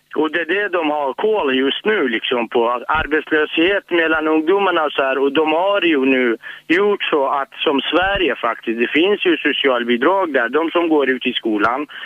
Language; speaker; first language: Swedish; non-native, fluent; Arabic